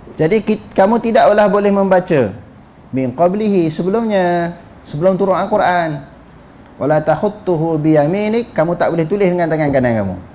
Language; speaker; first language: Malay; native; Malay